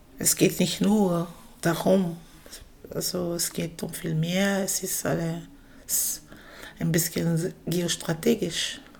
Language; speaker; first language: German; non-native, fluent; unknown